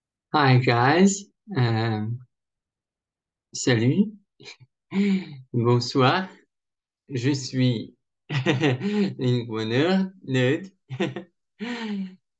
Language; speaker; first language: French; non-native, learner; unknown